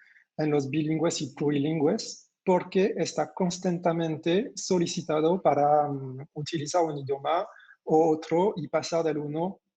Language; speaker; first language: Spanish; non-native, fluent; French